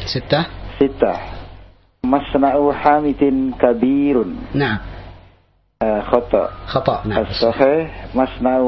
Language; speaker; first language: Arabic; non-native, learner; Indonesian